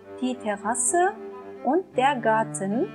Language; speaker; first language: German; non-native, fluent; Turkish